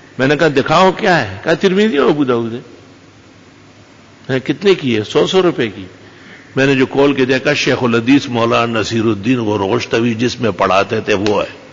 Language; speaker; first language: Urdu; non-native, local second language; Pashto